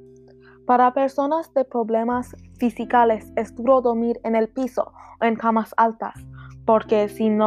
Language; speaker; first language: Spanish; non-native, learner; English